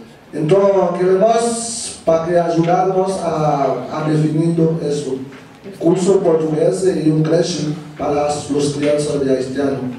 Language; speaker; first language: Portuguese; non-native, learner; Haitian Creole